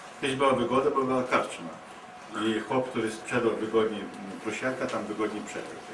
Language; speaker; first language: Polish; non-native, learner; Ukrainian